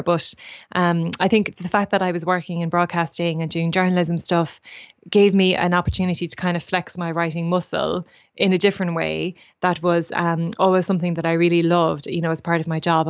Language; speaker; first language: English; native; English